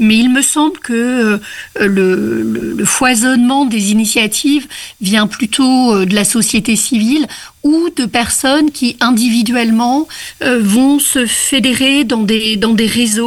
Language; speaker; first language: French; native; French